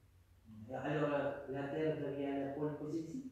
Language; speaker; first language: French; non-native, fluent; Russian